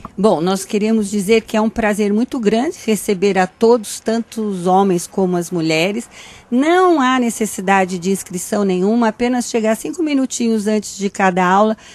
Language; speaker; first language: Portuguese; native; Portuguese